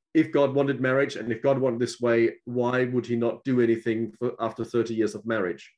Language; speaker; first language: English; non-native, fluent; Danish